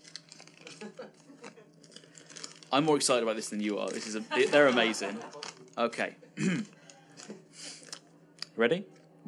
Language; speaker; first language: English; native; English